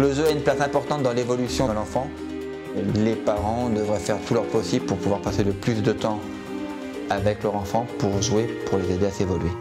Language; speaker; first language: French; native; French